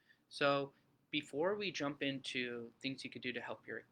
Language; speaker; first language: English; native; English